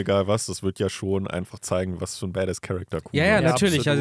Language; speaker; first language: German; native; German